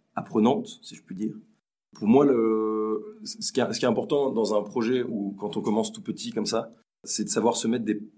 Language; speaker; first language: French; native; French